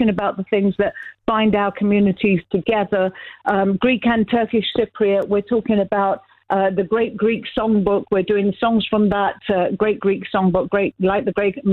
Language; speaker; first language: English; native; English